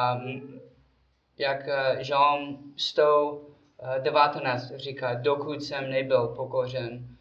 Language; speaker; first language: Czech; non-native, learner; English